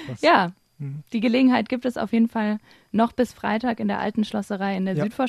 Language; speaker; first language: German; native; German